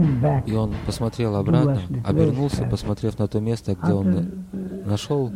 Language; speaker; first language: Russian; native; Russian